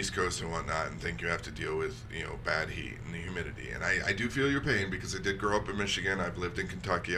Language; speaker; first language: English; native; English